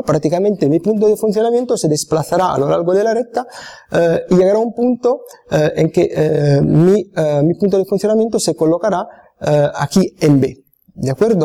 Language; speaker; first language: Spanish; non-native, fluent; Italian